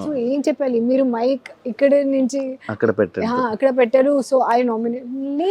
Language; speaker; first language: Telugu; non-native, local second language; Hindi